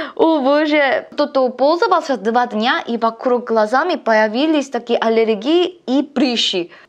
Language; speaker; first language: Russian; non-native, learner; Korean